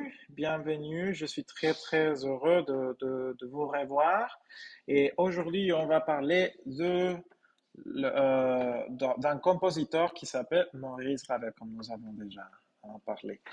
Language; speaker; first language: French; non-native, fluent; Spanish